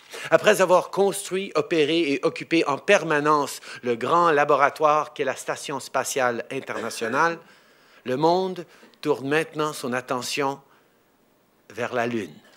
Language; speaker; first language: French; early bilingual, heritage; French